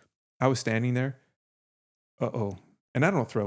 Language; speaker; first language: English; native; English